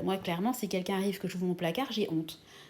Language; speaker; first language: French; native; French